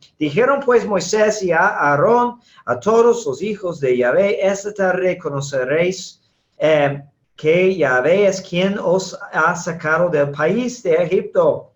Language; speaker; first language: Spanish; non-native, fluent; English